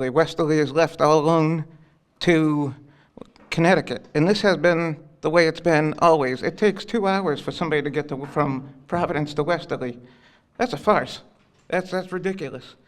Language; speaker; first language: English; native; English